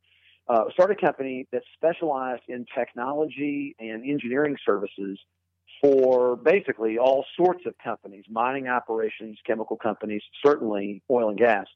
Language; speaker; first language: English; native; English